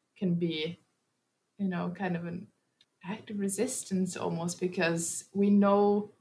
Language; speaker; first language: English; early bilingual, heritage; Norwegian